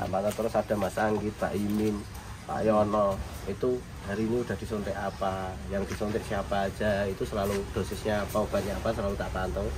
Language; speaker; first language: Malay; non-native, local second language; Javanese